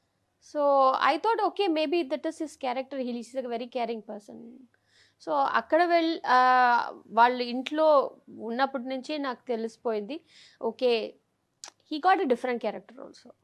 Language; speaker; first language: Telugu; non-native, local second language; Tamil